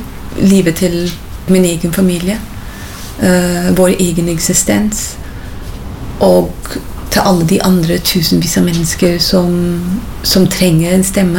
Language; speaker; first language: Norwegian; non-native, fluent; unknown